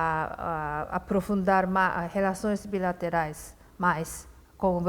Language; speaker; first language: Portuguese; non-native, fluent; Japanese